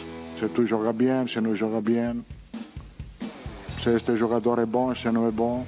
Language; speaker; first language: Portuguese; non-native, learner; Italian